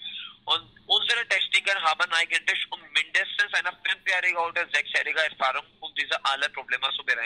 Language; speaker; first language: German; non-native, learner; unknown